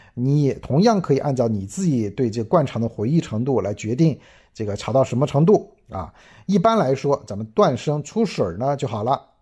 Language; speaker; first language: Chinese; native; Chinese